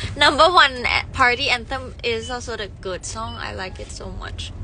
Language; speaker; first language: English; non-native, fluent; Thai